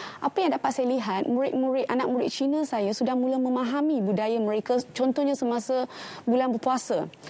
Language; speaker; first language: Malay; non-native, local second language; Tamil